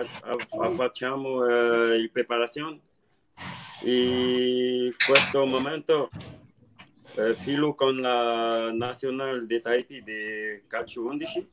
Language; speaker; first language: Italian; non-native, learner; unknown